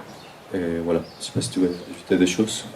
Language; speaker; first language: French; non-native, fluent; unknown